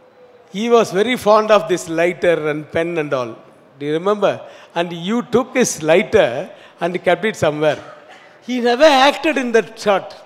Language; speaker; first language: Telugu; non-native, learner; Tamil